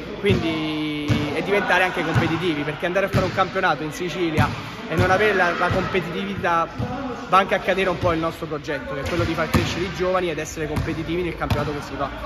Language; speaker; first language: Italian; native; Italian